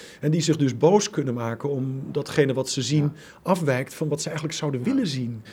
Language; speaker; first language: Dutch; native; Dutch